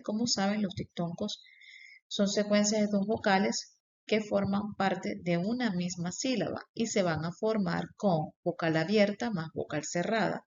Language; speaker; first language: Spanish; native; Spanish